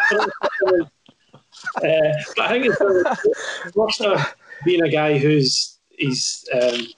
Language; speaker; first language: English; native; English